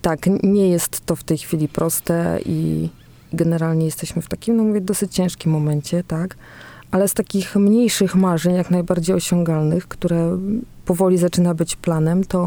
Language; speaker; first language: Polish; native; Polish